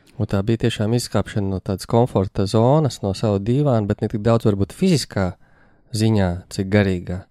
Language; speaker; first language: Latvian; native; Latvian